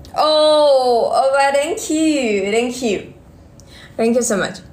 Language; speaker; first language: English; non-native, learner; Russian